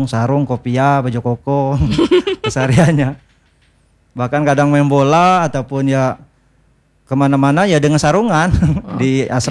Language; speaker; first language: Indonesian; native; Indonesian